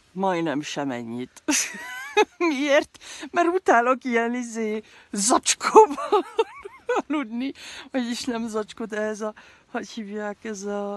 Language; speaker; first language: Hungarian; early bilingual, heritage; Hungarian